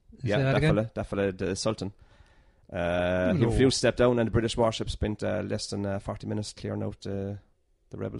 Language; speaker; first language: English; native; English